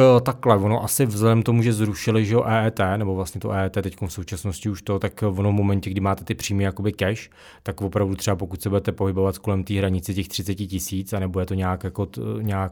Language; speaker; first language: Czech; native; Czech